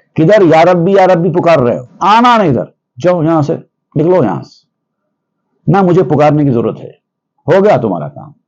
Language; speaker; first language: Urdu; native; Urdu